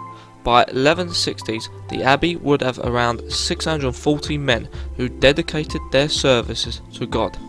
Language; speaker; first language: English; non-native, fluent; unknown